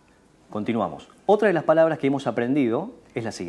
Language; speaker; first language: Spanish; native; Spanish